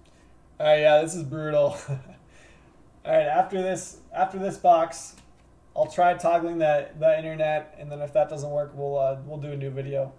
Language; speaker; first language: English; native; English